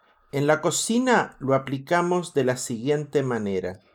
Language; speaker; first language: Spanish; native; Spanish